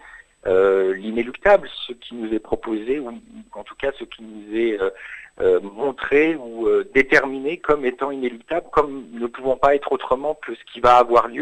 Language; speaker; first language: French; native; French